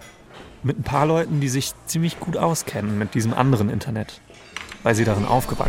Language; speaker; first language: German; native; German